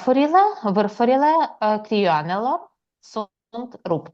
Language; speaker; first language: Romanian; non-native, learner; Russian